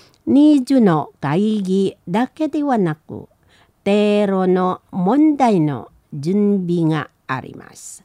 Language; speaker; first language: Japanese; non-native, learner; Indonesian